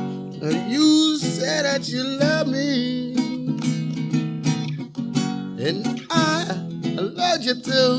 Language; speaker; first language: English; native; English